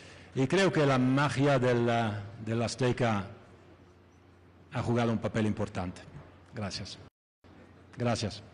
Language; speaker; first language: Spanish; non-native, fluent; Italian